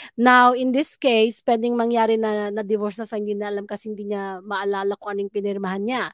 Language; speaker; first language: Filipino; native; Filipino